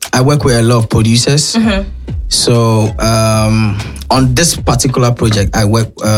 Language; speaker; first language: English; non-native, local second language; Akan